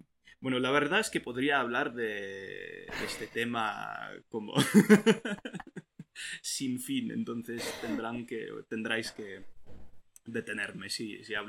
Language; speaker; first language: Spanish; non-native, fluent; English